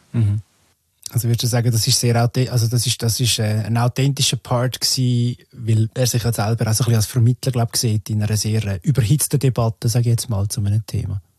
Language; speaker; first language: German; native; German